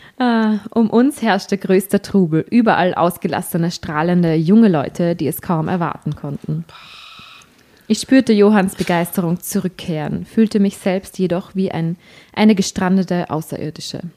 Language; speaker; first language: German; native; German